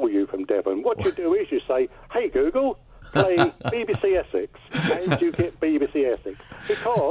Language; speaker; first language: English; native; English